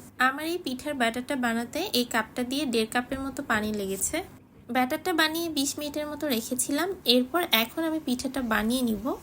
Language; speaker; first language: Bangla; native; Bangla